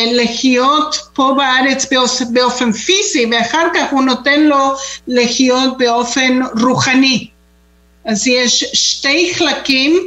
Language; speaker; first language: Hebrew; non-native, fluent; Spanish